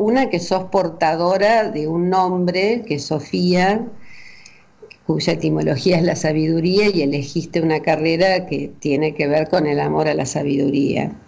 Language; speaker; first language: Spanish; native; Spanish